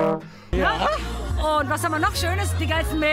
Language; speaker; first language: German; native; German